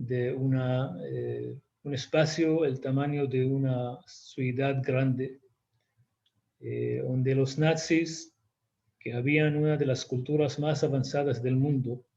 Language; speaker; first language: Spanish; non-native, fluent; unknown